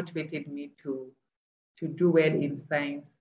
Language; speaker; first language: English; non-native, local second language; Tswana